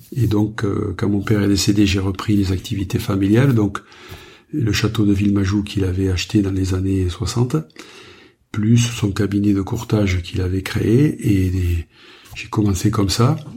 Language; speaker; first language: French; native; French